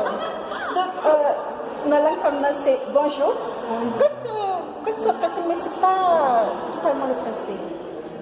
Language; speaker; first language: French; non-native, local second language; Haitian Creole